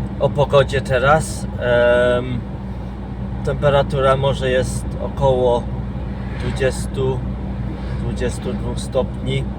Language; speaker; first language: Polish; non-native, fluent; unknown